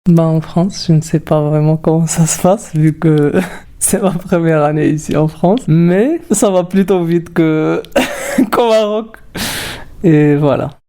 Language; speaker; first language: French; non-native, local second language; Arabic